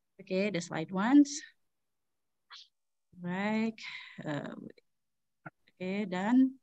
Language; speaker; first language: English; non-native, learner; Indonesian